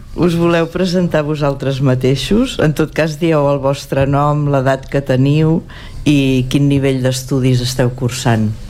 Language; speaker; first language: Catalan; native; Catalan